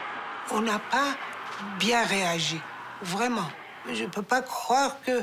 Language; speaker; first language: French; non-native, fluent; Persian